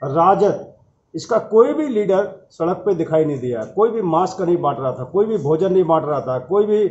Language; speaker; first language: Hindi; native; Hindi